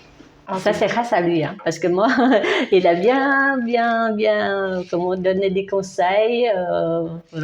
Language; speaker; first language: French; non-native, learner; Vietnamese